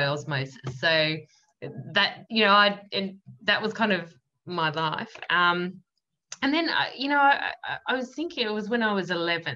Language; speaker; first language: English; native; English